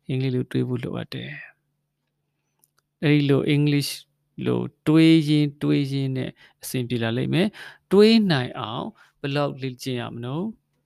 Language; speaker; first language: Burmese; native; Burmese